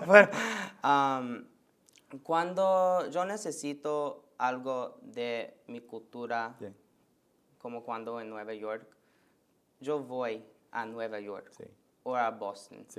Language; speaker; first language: Spanish; early bilingual, heritage; Spanish